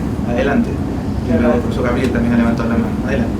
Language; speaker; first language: Spanish; native; Spanish